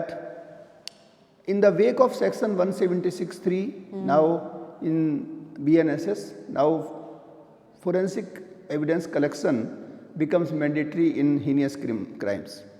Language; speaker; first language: English; non-native, local second language; Hindi